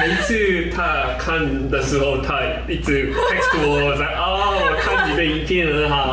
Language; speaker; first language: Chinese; non-native, learner; Korean